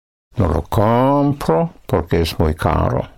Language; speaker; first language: Spanish; non-native, fluent; English